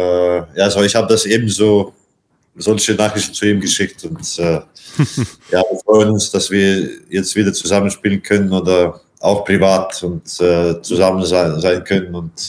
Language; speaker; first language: German; non-native, fluent; Latvian